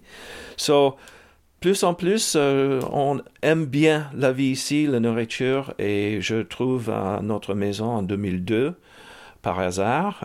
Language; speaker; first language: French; early bilingual, heritage; English